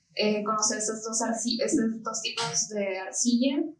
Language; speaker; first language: Spanish; native; Spanish